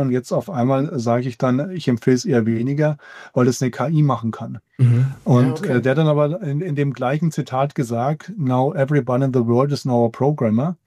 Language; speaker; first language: German; native; German